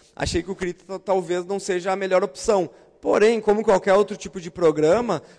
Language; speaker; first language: Portuguese; native; Portuguese